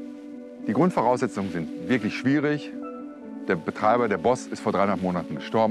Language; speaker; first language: German; native; German